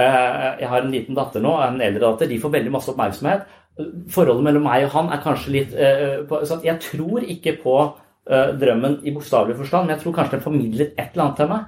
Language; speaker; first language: Norwegian; native; Norwegian